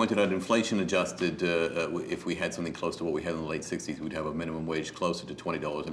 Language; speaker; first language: English; native; English